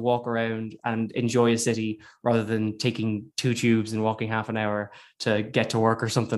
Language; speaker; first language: English; native; English